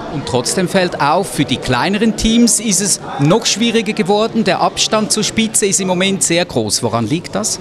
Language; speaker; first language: German; native; German